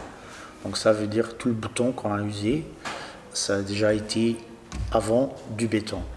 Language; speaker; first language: French; non-native, local second language; Dutch